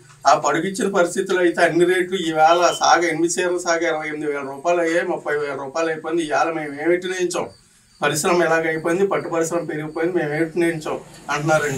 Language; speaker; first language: Telugu; native; Telugu